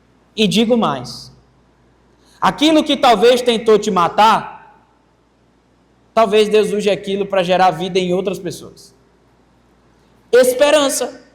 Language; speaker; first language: Portuguese; native; Portuguese